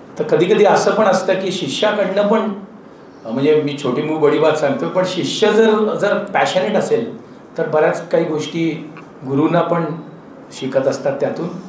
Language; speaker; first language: Marathi; native; Marathi